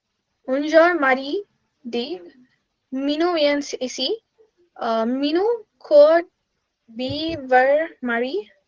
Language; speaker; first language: French; non-native, learner; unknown